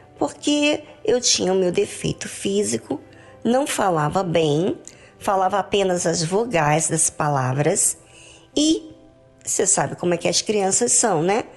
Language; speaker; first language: Portuguese; native; Portuguese